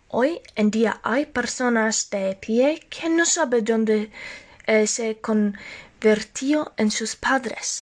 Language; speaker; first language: Spanish; non-native, learner; Norwegian